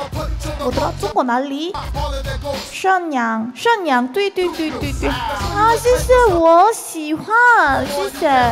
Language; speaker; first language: Chinese; non-native, learner; Korean